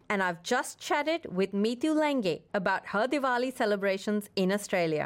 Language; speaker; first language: English; non-native, local second language; Bangla